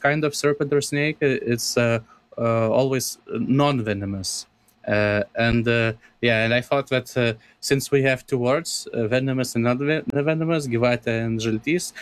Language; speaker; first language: English; non-native, fluent; Lithuanian